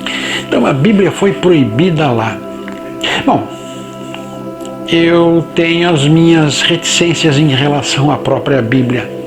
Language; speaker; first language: Portuguese; native; Portuguese